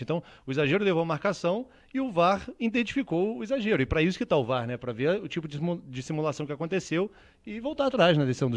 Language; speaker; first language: Portuguese; native; Portuguese